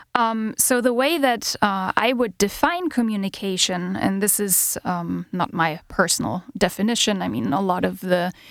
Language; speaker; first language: English; non-native, fluent; German